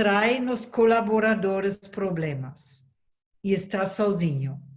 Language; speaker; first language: Portuguese; non-native, fluent; German